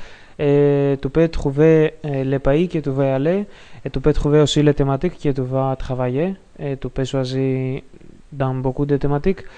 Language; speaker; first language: French; non-native, learner; Greek